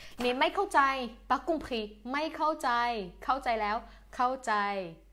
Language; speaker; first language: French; non-native, fluent; Thai